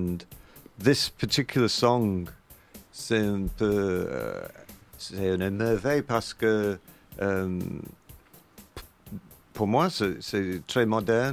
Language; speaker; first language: French; non-native, learner; English